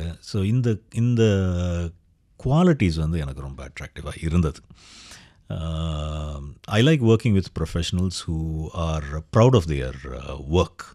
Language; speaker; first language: Tamil; native; Tamil